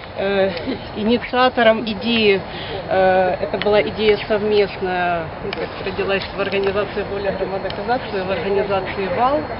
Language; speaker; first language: Russian; non-native, local second language; Ukrainian